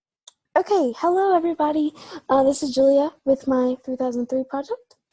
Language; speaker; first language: English; native; English